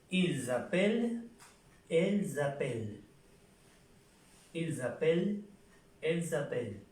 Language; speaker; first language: French; non-native, fluent; Spanish